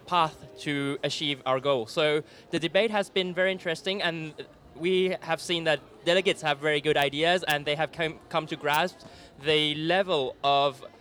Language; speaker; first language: English; non-native, fluent; Thai